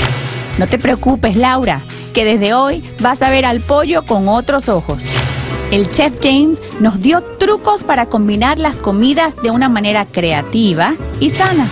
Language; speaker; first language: Spanish; native; Spanish